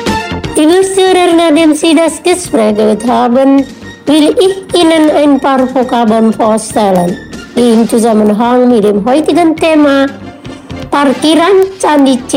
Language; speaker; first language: German; non-native, learner; Indonesian